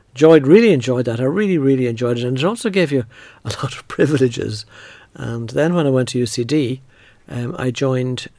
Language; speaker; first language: English; native; English